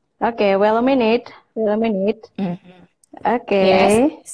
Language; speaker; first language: English; non-native, fluent; Indonesian